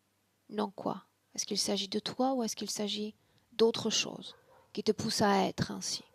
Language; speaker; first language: French; native; French